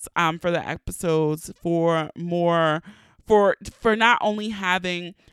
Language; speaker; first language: English; native; English